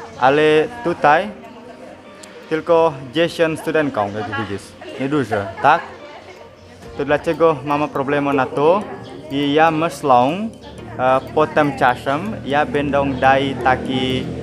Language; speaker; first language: Polish; non-native, learner; Balinese